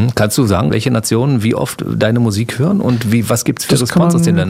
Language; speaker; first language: German; native; German